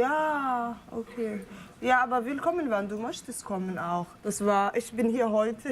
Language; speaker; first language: German; non-native, learner; Somali